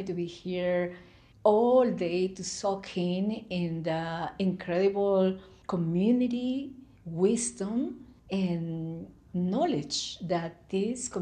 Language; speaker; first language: English; non-native, fluent; Spanish